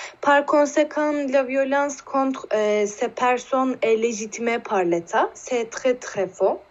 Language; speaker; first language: French; non-native, learner; Turkish